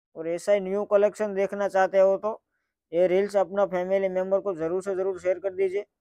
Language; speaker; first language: Hindi; non-native, local second language; Gujarati